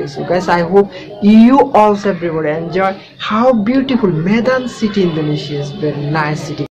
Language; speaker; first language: English; non-native, learner; Bangla